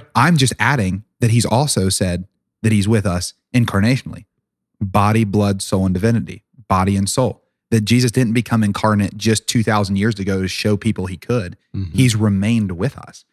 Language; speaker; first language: English; native; English